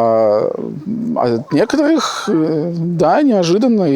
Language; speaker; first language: Russian; native; Russian